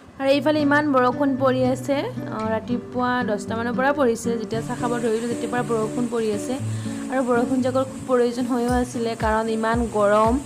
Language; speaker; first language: Assamese; native; Assamese